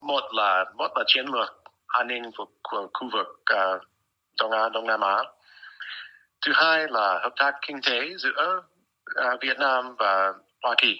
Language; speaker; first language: Vietnamese; non-native, fluent; English